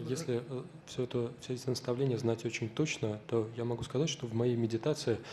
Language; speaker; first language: Russian; native; Russian